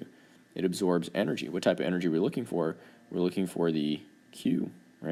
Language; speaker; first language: English; native; English